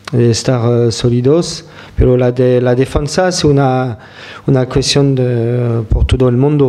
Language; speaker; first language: Spanish; non-native, fluent; French